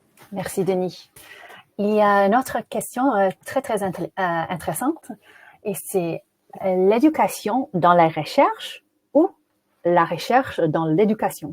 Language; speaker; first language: French; non-native, fluent; English